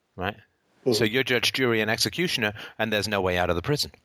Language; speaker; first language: English; native; English